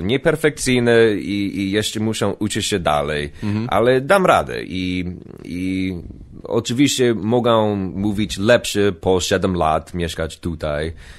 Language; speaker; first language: Polish; non-native, learner; English